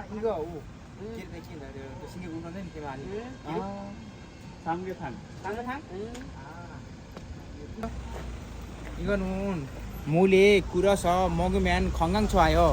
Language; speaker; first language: Korean; non-native, learner; Nepali